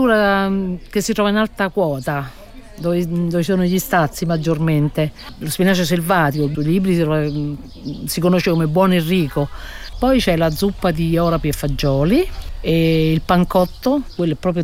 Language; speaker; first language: Italian; native; Italian